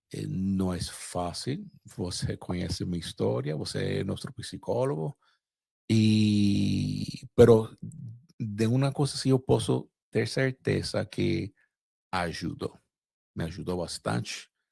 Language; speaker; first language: Portuguese; non-native, fluent; Spanish